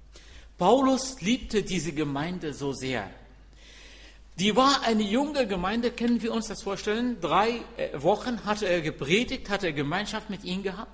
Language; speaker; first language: German; non-native, fluent; Arabic